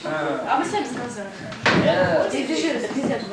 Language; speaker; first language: Russian; native; Russian